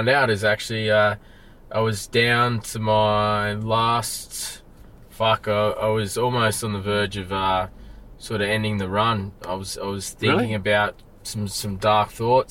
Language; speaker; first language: English; native; English